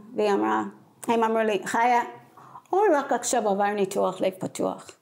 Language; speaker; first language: Hebrew; non-native, fluent; English